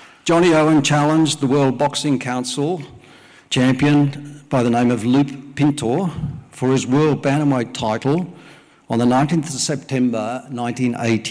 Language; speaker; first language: English; early bilingual, other home language; Welsh